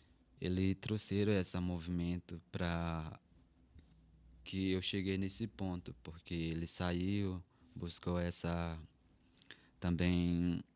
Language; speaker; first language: Portuguese; non-native, local second language; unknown